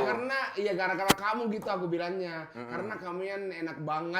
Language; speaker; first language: Indonesian; non-native, fluent; Japanese